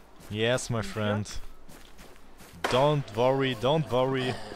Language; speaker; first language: English; non-native, learner; German